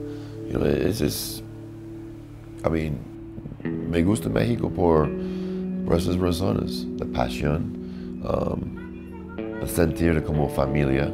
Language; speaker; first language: Spanish; non-native, learner; English